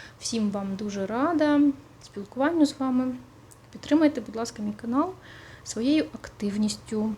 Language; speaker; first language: Ukrainian; non-native, local second language; Russian